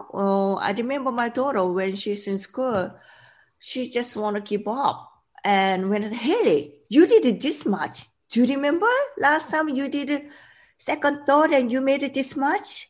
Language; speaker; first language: English; non-native, learner; Korean